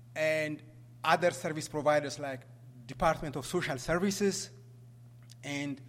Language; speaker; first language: English; non-native, fluent; Amharic